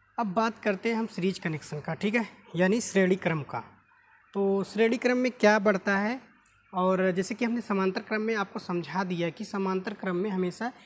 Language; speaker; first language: Hindi; native; Hindi